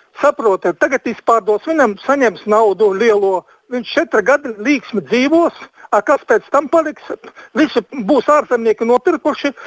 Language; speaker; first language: Latvian; non-native, local second language; Russian